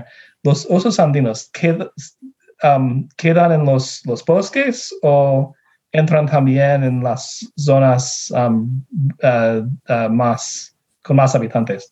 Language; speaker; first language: Spanish; non-native, fluent; English